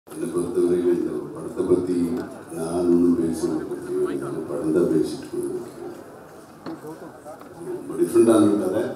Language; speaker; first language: Tamil; non-native, fluent; Malayalam